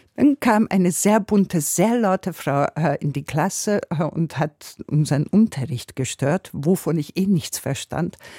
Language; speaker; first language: German; non-native, fluent; Hungarian